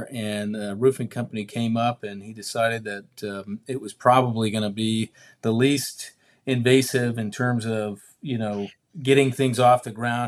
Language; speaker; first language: English; native; English